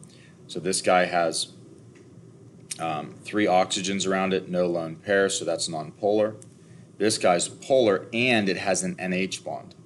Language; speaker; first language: English; native; English